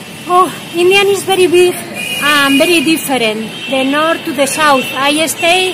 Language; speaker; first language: English; non-native, learner; Spanish